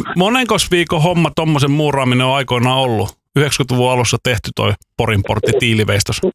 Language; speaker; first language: Finnish; native; Finnish